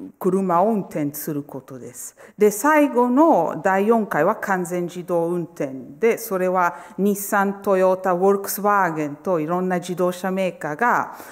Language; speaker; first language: Japanese; non-native, fluent; Italian